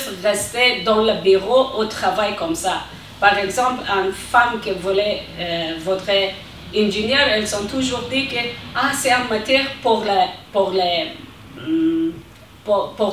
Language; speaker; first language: French; non-native, learner; Persian